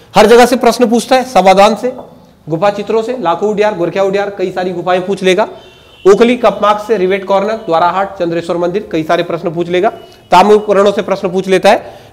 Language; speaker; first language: Hindi; native; Hindi